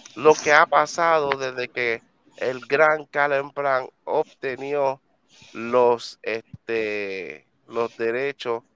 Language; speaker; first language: Spanish; native; Spanish